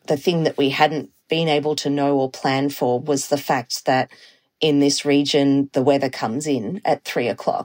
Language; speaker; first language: English; native; English